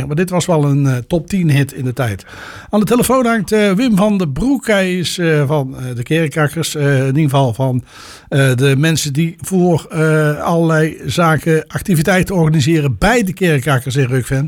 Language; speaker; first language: Dutch; native; Dutch